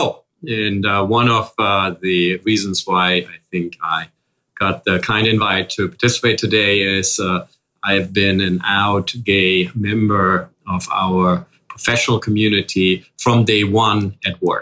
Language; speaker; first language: English; non-native, fluent; German